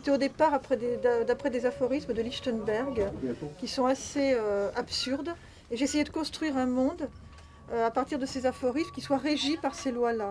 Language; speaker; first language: French; native; French